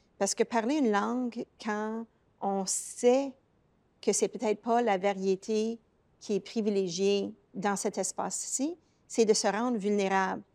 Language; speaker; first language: French; native; French